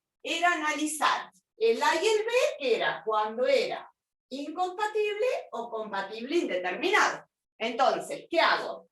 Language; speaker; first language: Spanish; native; Spanish